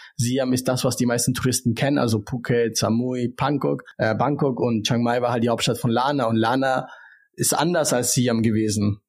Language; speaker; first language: German; early bilingual, other home language; Spanish